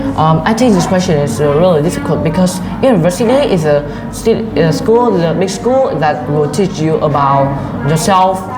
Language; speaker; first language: English; non-native, learner; Vietnamese